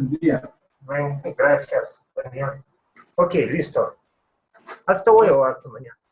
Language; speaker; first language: Spanish; non-native, learner; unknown